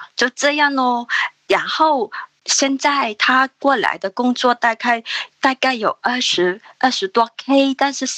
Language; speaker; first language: Chinese; non-native, local second language; Cantonese